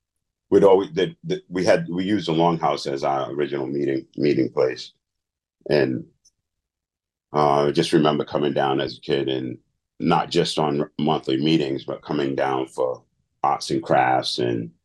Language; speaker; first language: English; native; English